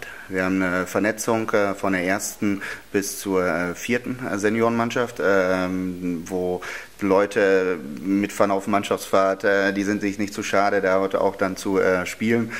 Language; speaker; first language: German; native; German